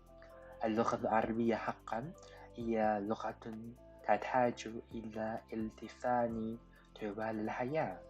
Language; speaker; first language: Arabic; non-native, fluent; Chinese